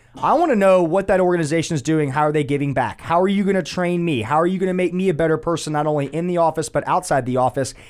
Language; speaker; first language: English; native; English